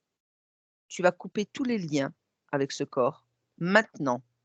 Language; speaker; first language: French; native; French